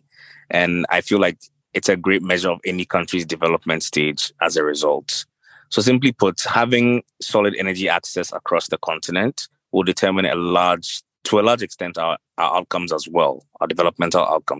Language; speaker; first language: English; non-native, local second language; Akan